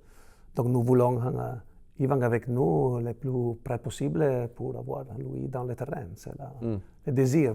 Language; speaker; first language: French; non-native, fluent; Italian